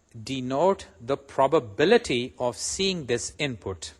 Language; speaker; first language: English; non-native, local second language; Urdu